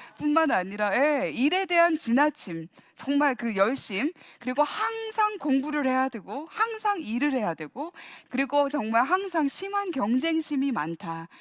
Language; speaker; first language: Korean; early bilingual, heritage; Korean